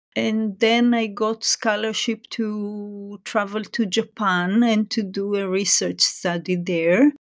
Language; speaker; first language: English; non-native, fluent; Hebrew